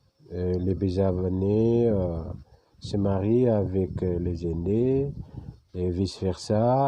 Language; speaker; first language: French; non-native, fluent; Indonesian